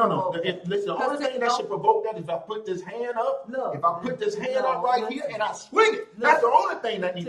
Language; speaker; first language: English; native; English